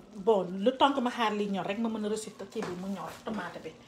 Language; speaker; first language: French; non-native, local second language; Wolof